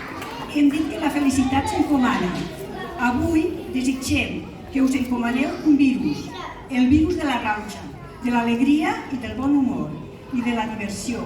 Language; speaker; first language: Catalan; native; Catalan